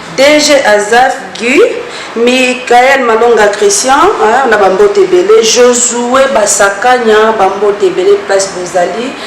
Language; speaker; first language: Lingala; native; Lingala